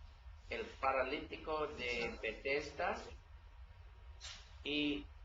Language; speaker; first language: Spanish; non-native, learner; English